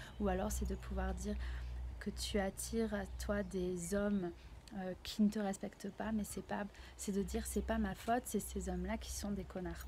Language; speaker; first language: French; native; French